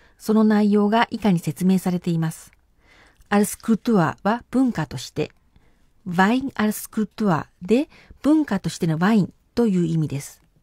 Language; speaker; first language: Japanese; native; Japanese